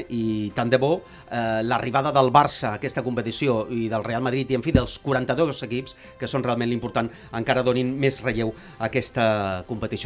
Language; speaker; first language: Catalan; native; Catalan